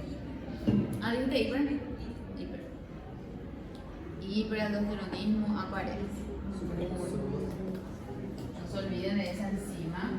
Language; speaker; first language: Spanish; native; Spanish